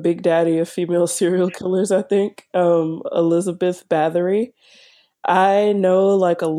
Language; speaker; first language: English; native; English